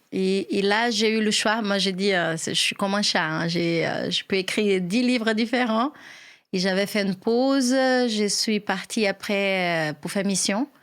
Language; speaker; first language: French; non-native, fluent; Portuguese